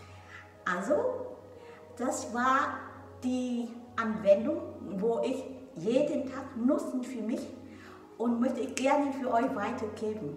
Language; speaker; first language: German; non-native, learner; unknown